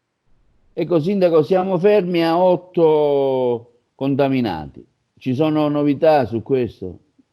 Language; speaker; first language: Italian; native; Italian